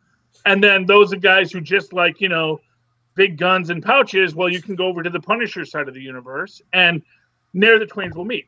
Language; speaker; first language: English; native; English